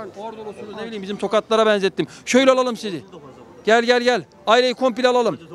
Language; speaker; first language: Turkish; native; Turkish